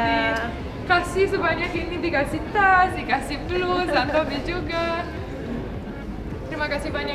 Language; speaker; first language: Indonesian; non-native, fluent; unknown